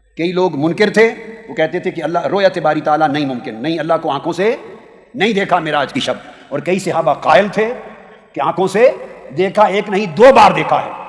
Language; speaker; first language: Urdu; non-native, local second language; Punjabi